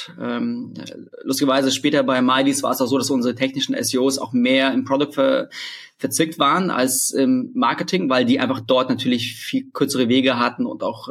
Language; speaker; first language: German; early bilingual, other home language; Russian